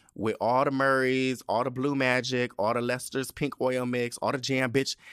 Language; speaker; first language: English; early bilingual, other home language; Spanish